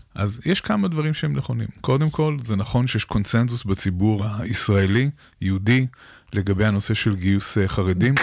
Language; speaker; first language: Hebrew; native; Hebrew